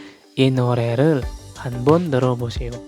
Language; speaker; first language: Korean; non-native, fluent; Indonesian